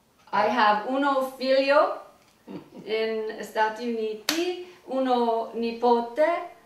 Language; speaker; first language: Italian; non-native, learner; English